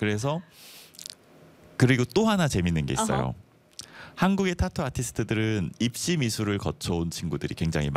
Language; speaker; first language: Korean; native; Korean